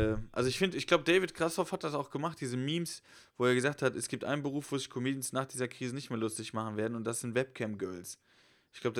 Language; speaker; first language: German; native; German